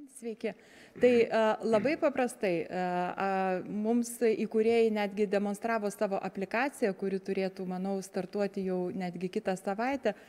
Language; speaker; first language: Lithuanian; native; Lithuanian